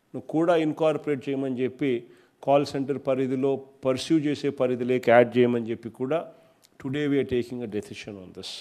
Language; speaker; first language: English; non-native, local second language; Telugu